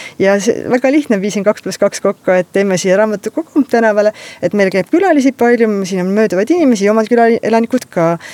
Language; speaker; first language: Estonian; native; Estonian